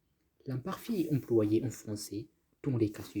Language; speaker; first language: French; non-native, fluent; Tigrinya